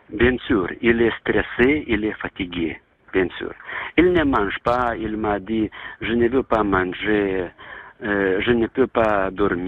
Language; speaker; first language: French; non-native, learner; Lithuanian